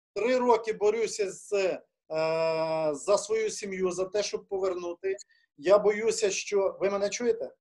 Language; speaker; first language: Ukrainian; native; Ukrainian